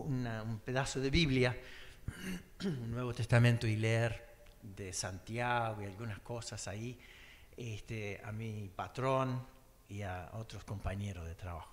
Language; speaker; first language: Spanish; early bilingual, other home language; English